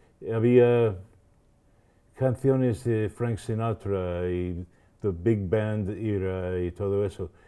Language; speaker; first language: Spanish; non-native, fluent; English